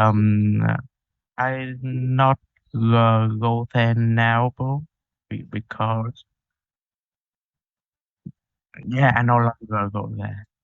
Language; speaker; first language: English; non-native, learner; Vietnamese